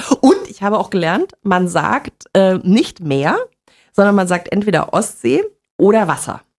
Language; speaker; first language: German; native; German